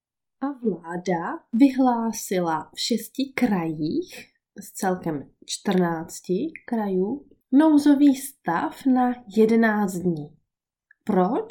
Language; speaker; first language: Czech; native; Czech